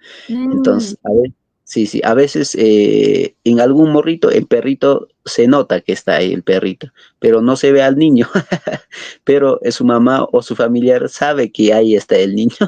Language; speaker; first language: Spanish; non-native, local second language; Quechua